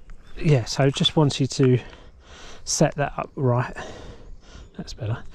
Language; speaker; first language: English; native; English